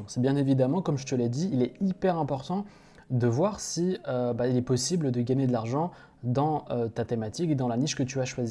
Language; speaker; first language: French; native; French